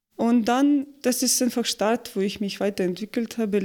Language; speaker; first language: German; non-native, fluent; Ukrainian